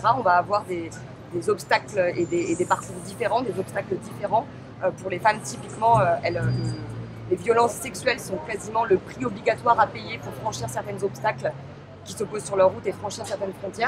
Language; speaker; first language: French; native; French